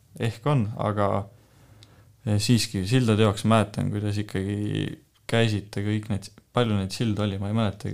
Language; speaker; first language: Estonian; native; Estonian